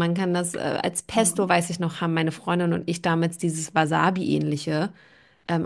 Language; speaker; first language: German; native; German